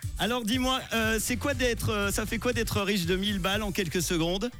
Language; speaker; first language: French; native; French